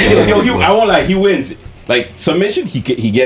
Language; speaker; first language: English; native; English